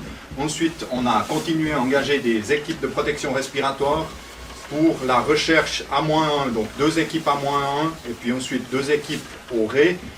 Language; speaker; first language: French; native; French